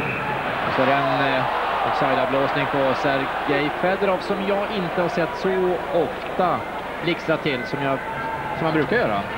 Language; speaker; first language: Swedish; native; Swedish